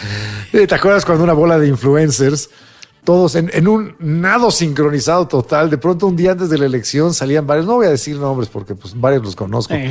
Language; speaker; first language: Spanish; native; Spanish